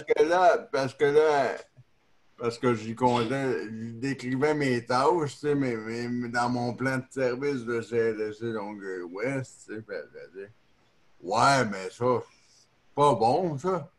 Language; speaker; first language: French; native; French